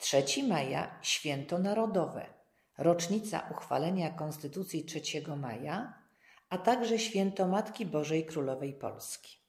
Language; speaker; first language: Polish; native; Polish